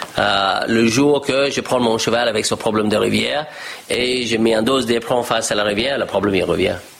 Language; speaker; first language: French; non-native, fluent; English